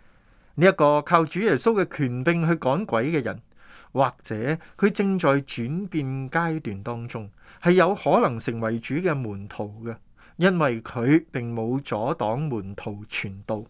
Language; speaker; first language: Chinese; non-native, local second language; Cantonese